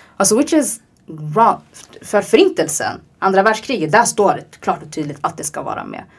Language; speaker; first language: Swedish; early bilingual, other home language; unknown